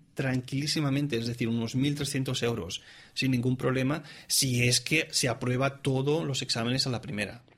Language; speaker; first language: Spanish; non-native, local second language; Catalan